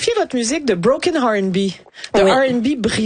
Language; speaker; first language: French; native; French